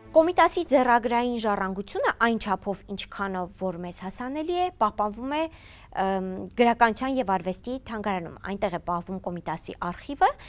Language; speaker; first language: Armenian; native; Armenian